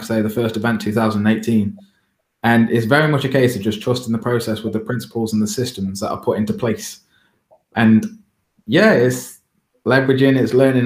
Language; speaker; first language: English; native; English